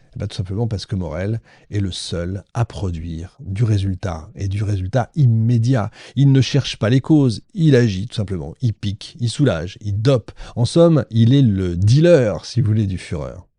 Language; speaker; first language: French; native; French